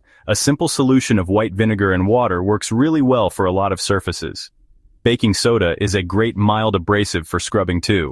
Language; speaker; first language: English; native; English